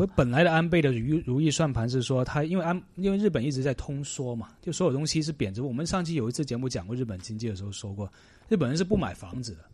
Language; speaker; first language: Chinese; non-native, local second language; Cantonese